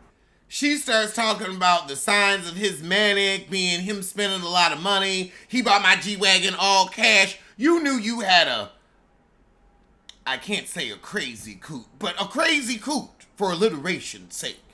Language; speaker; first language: English; native; English